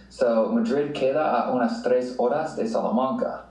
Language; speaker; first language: Spanish; non-native, fluent; English